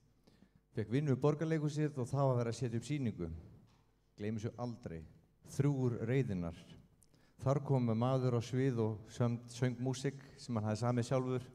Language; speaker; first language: Icelandic; native; Icelandic